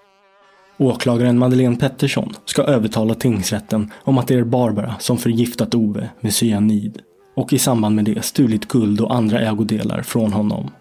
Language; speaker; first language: Swedish; native; Swedish